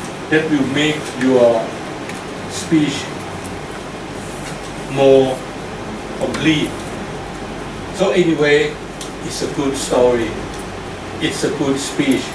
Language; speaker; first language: English; non-native, learner; Thai